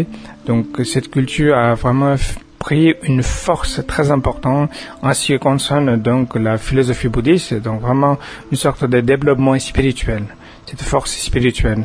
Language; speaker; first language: French; non-native, fluent; Tibetan